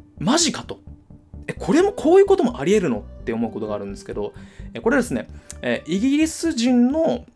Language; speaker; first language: Japanese; native; Japanese